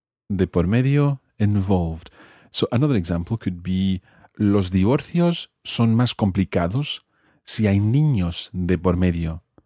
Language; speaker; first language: Spanish; non-native, fluent; English